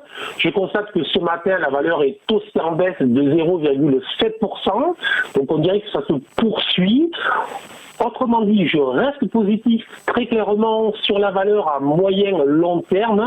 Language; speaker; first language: French; native; French